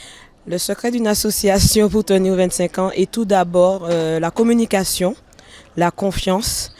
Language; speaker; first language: French; native; French